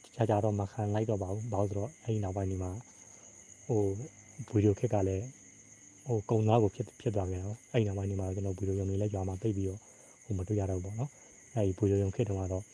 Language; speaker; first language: Burmese; native; Burmese